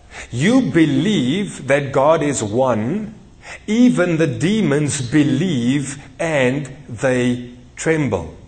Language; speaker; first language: English; non-native, local second language; Afrikaans